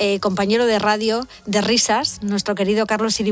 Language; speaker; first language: Spanish; native; Spanish